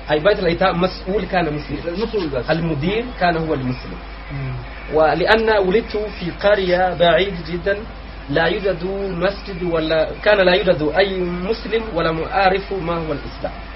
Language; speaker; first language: Arabic; non-native, fluent; Kinyarwanda